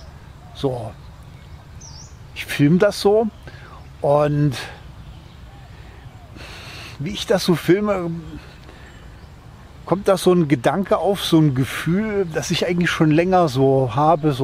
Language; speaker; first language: German; native; German